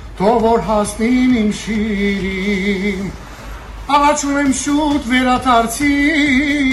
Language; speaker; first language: Armenian; early bilingual, heritage; Armenian